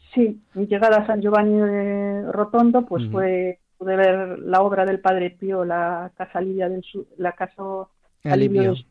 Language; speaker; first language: Spanish; early bilingual, heritage; French